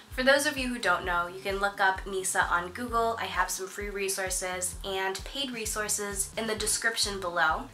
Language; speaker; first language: English; native; English